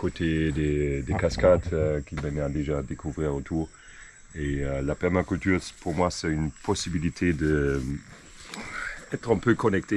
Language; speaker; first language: French; non-native, fluent; German